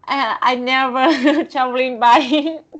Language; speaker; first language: English; non-native, learner; Vietnamese